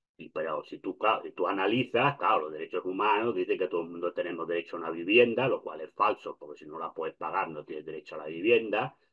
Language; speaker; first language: Spanish; native; Spanish